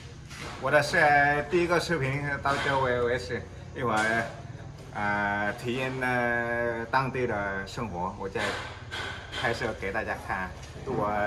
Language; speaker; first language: Chinese; non-native, fluent; Vietnamese